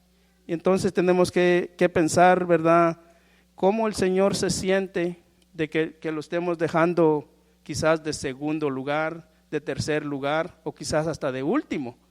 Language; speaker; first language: Spanish; native; Spanish